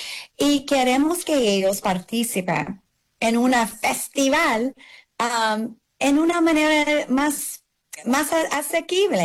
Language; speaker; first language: Spanish; early bilingual, heritage; English